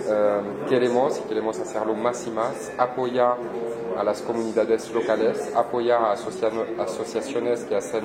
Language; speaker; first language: Spanish; non-native, fluent; French